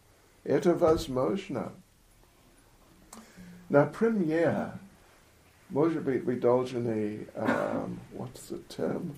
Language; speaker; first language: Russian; non-native, fluent; English